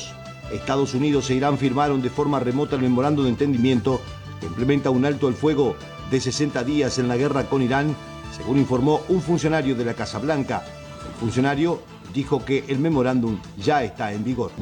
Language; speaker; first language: Spanish; native; Spanish